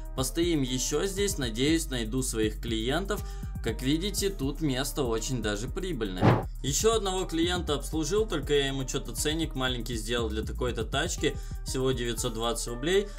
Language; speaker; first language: Russian; native; Russian